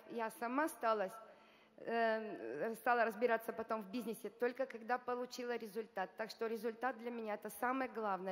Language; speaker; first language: Russian; non-native, fluent; Italian